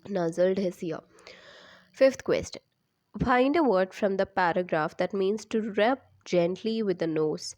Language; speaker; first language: English; non-native, local second language; Malayalam